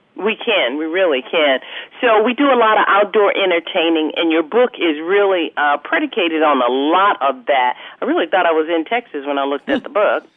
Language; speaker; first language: English; native; English